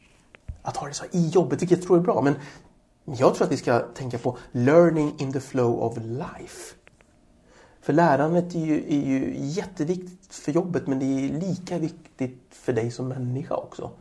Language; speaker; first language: Swedish; native; Swedish